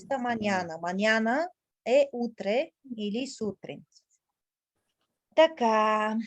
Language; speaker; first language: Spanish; non-native, fluent; Bulgarian